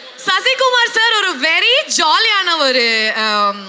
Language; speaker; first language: Tamil; non-native, local second language; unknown